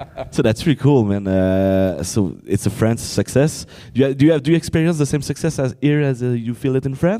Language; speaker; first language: English; non-native, fluent; French